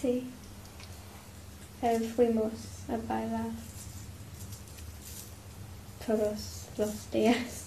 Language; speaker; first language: Spanish; non-native, learner; English